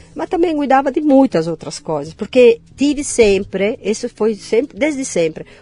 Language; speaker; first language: Portuguese; non-native, fluent; Italian